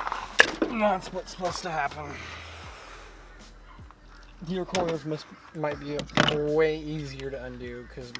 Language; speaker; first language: English; native; English